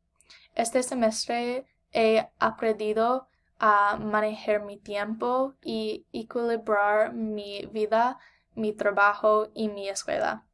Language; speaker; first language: Spanish; non-native, learner; English